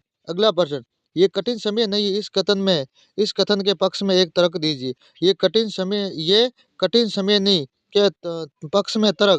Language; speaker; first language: Hindi; native; Hindi